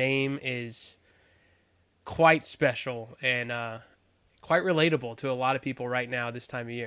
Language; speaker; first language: English; native; English